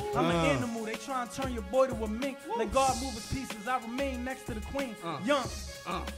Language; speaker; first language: English; native; English